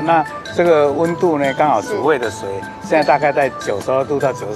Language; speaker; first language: Chinese; native; Chinese